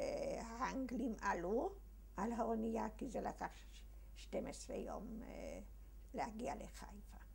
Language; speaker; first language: Hebrew; early bilingual, other home language; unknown